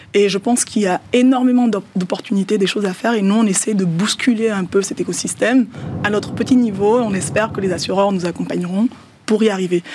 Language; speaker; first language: French; non-native, local second language; Yoruba